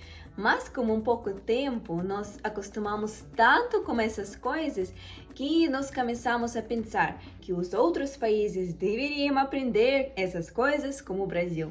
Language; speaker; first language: Portuguese; non-native, fluent; Russian